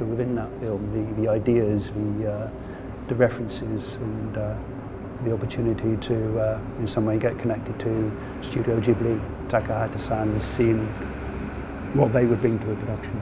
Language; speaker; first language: English; native; English